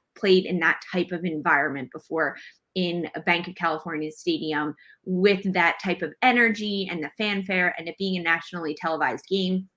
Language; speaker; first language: English; native; English